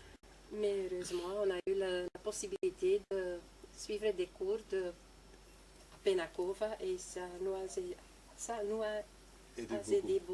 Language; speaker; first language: French; non-native, local second language; Dutch